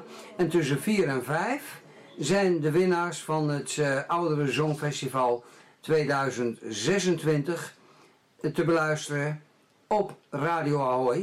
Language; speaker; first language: Dutch; native; Dutch